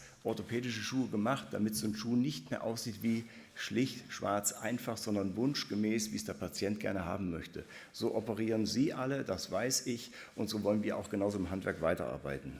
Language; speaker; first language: German; native; German